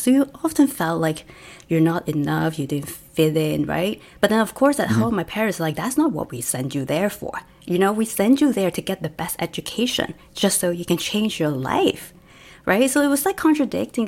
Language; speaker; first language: English; non-native, local second language; Cantonese